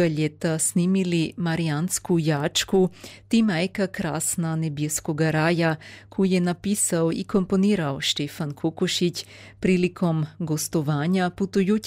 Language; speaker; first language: Serbian; native; Serbian